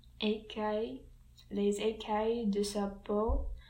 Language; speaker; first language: French; non-native, learner; English